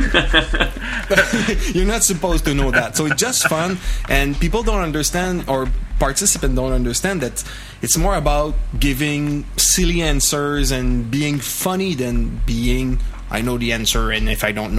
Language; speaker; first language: English; non-native, fluent; French